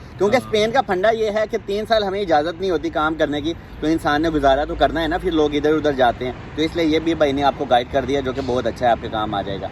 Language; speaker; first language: Urdu; non-native, local second language; Punjabi